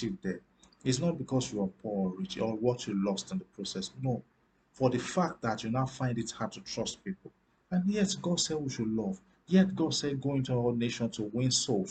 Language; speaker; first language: English; non-native, local second language; Yoruba